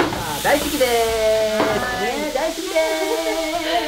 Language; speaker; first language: Japanese; native; Japanese